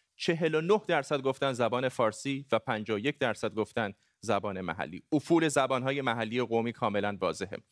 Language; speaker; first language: Persian; non-native, local second language; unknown